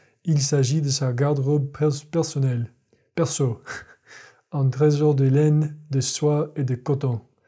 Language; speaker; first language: French; non-native, fluent; English